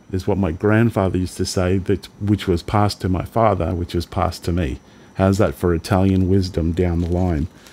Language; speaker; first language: English; early bilingual, other home language; Italian